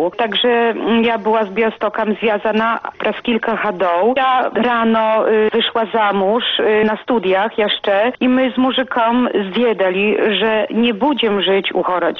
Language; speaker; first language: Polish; non-native, local second language; Belarusian